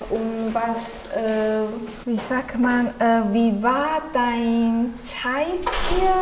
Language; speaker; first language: German; non-native, learner; English